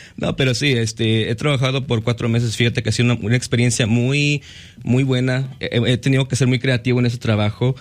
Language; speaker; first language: Spanish; early bilingual, heritage; Spanish